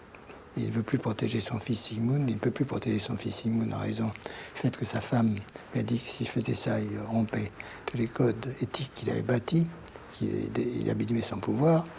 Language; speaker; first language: French; native; French